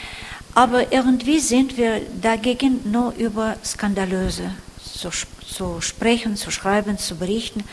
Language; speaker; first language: German; non-native, fluent; Russian